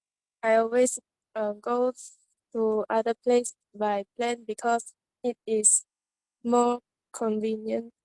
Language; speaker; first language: English; non-native, learner; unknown